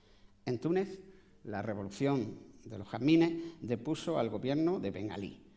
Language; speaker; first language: Spanish; native; Spanish